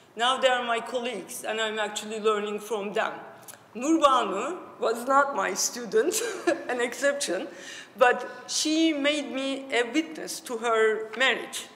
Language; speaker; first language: English; non-native, fluent; Turkish